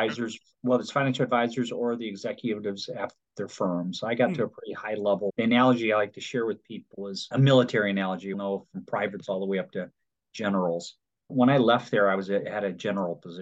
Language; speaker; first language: English; native; English